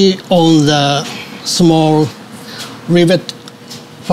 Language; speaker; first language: English; non-native, learner; Japanese